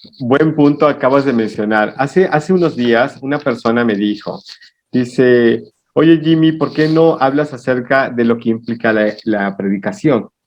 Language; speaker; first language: Spanish; native; Spanish